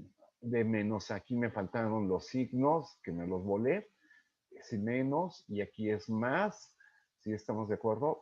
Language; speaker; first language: Spanish; native; Spanish